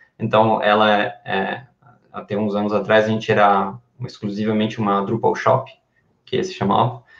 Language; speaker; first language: Portuguese; non-native, fluent; Spanish